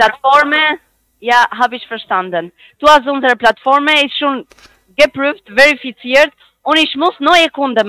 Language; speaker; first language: German; non-native, learner; Spanish